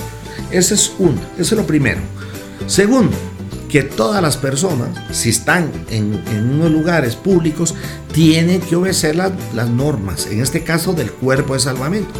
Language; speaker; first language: Spanish; native; Spanish